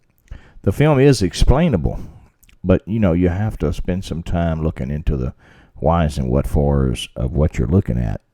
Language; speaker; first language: English; native; English